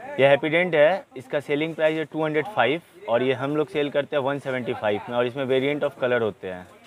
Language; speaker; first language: Hindi; native; Hindi